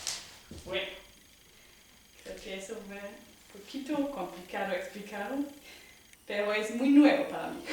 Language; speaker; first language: Spanish; non-native, fluent; German